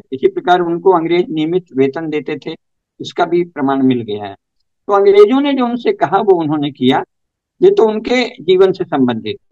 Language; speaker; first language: Hindi; native; Hindi